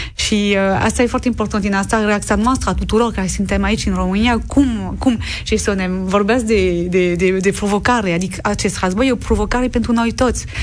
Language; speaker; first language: Romanian; non-native, learner; French